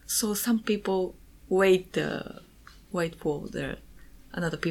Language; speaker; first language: English; non-native, learner; Japanese